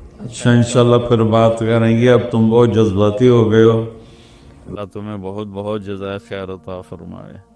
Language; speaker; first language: Urdu; non-native, local second language; Punjabi